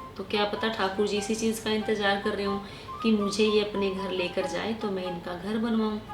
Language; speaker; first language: Hindi; native; Hindi